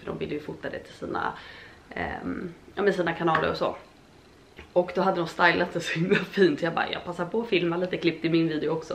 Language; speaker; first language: Swedish; native; Swedish